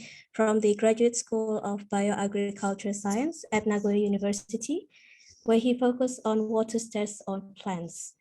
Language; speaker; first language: English; non-native, fluent; Indonesian